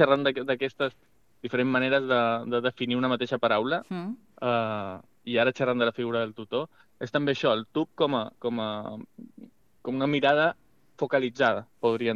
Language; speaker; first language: Catalan; non-native, fluent; Spanish